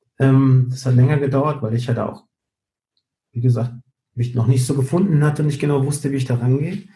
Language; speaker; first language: German; early bilingual, heritage; German